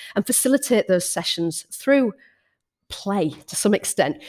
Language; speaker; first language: English; native; English